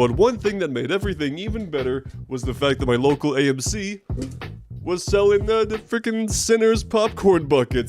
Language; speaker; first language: English; native; English